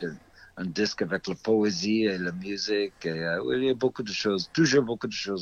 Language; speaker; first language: French; non-native, fluent; English